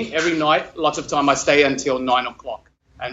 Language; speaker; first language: English; non-native, local second language; Cantonese